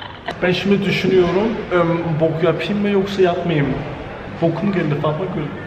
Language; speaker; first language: Turkish; early bilingual, heritage; Turkish